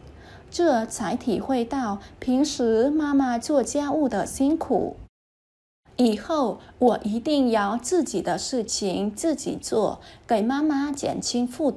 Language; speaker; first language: Chinese; non-native, learner; Vietnamese